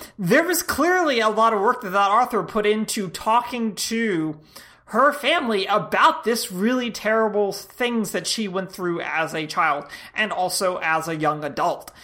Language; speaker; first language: English; native; English